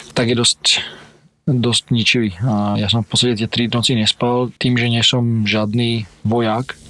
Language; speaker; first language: Slovak; early bilingual, other home language; Ukrainian